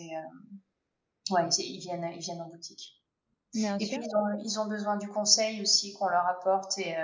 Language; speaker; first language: French; native; French